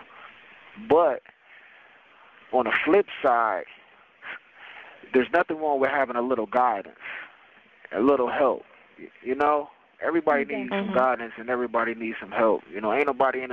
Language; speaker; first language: English; native; English